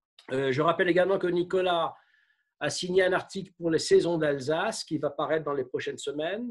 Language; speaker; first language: French; native; French